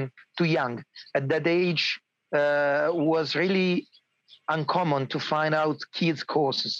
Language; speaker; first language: English; non-native, learner; Italian